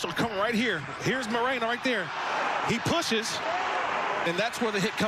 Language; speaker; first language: English; native; English